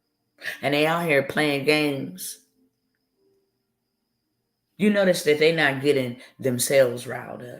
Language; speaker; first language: English; native; English